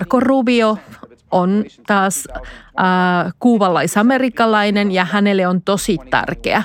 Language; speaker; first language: Finnish; non-native, fluent; Spanish